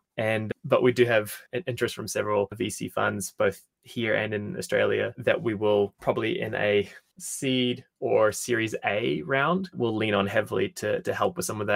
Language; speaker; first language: English; native; English